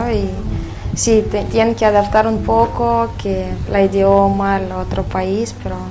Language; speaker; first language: Spanish; non-native, fluent; Russian